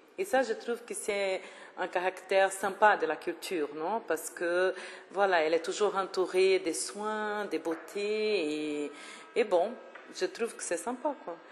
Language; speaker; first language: French; non-native, fluent; Portuguese